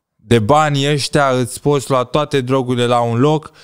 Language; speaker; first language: Romanian; native; Romanian